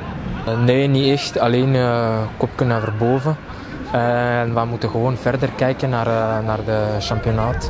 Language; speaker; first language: Dutch; non-native, local second language; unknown